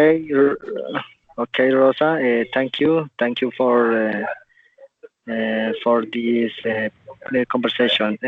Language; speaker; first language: English; non-native, learner; Spanish